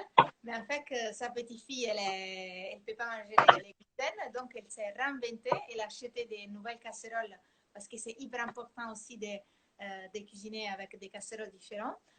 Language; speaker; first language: French; non-native, fluent; Italian